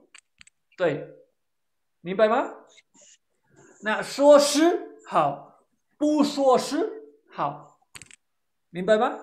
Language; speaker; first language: Chinese; non-native, fluent; Spanish